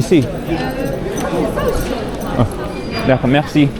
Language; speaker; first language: French; non-native, fluent; English